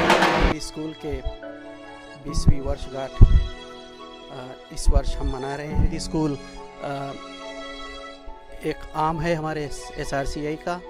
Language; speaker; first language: Hindi; native; Hindi